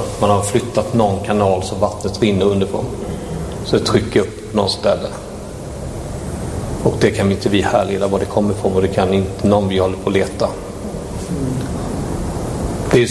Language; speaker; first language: Swedish; native; Swedish